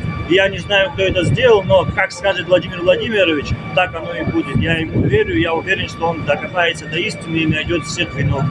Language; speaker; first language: Russian; native; Russian